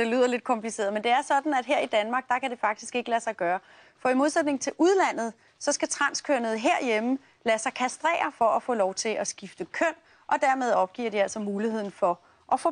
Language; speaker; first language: Danish; native; Danish